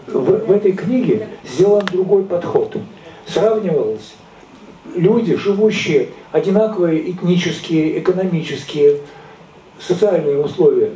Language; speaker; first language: Russian; native; Russian